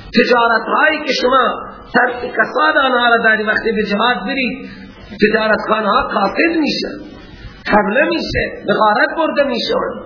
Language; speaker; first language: Persian; native; Persian